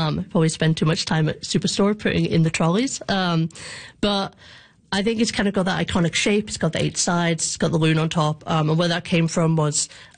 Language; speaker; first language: English; native; English